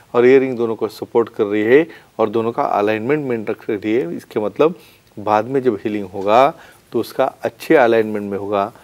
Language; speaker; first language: Hindi; non-native, local second language; Marathi